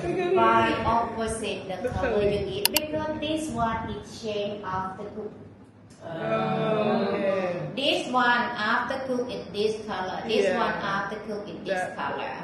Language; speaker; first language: English; non-native, learner; Thai